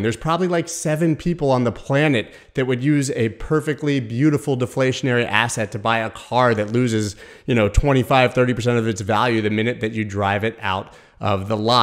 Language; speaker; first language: English; native; English